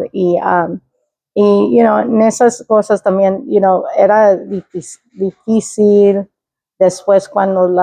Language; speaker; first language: Spanish; early bilingual, heritage; Spanish